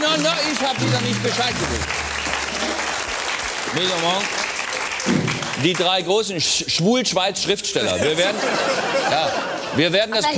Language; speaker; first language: German; native; German